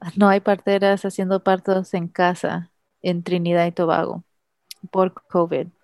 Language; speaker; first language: Spanish; early bilingual, heritage; Spanish